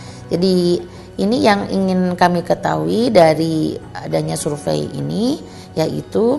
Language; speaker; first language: Indonesian; native; Indonesian